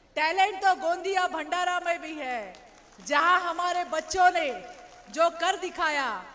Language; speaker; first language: Hindi; non-native, local second language; Marathi